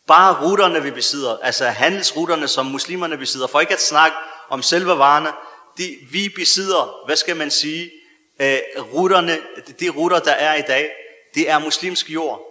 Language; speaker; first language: Danish; early bilingual, other home language; Arabic